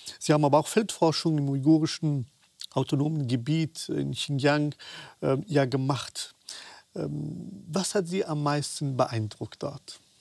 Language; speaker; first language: German; native; German